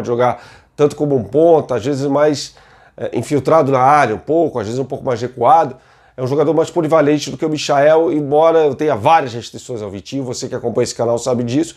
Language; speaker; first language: Portuguese; native; Portuguese